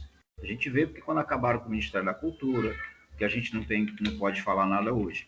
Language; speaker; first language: Portuguese; native; Portuguese